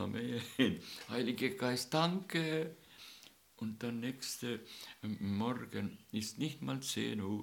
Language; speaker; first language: German; non-native, learner; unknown